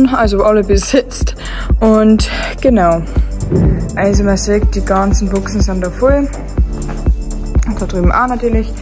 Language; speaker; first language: German; native; German